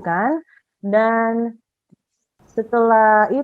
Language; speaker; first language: Indonesian; non-native, fluent; Filipino